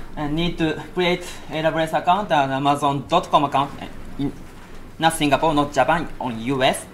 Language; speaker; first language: English; non-native, learner; Japanese